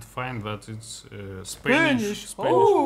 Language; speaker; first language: English; non-native, learner; Russian